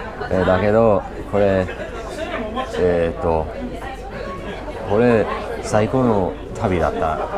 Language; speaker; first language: Japanese; non-native, learner; English